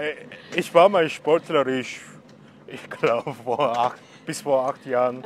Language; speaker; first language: German; non-native, fluent; Korean